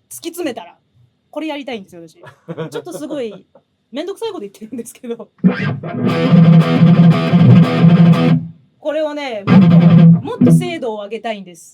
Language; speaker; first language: Japanese; native; Japanese